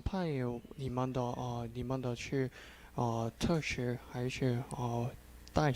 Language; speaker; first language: Chinese; non-native, learner; Korean